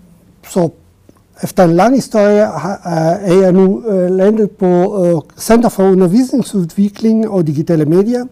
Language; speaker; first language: Danish; non-native, fluent; Italian